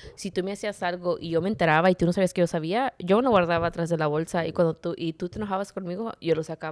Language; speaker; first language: Spanish; early bilingual, heritage; Spanish